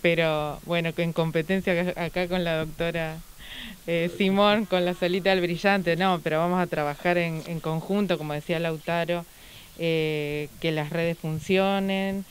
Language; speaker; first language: Spanish; native; Spanish